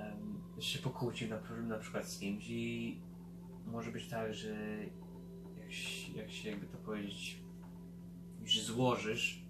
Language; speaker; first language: Polish; early bilingual, heritage; Polish